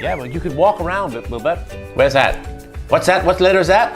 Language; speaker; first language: English; early bilingual, other home language; Thai